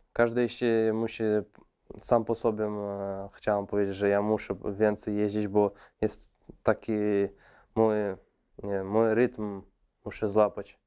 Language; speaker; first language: Polish; non-native, fluent; Russian